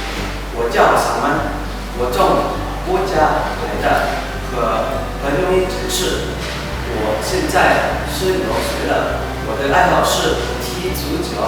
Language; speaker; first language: Chinese; non-native, learner; Indonesian